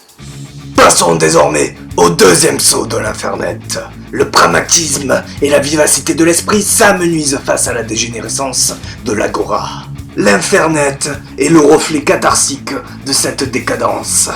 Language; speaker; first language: French; native; French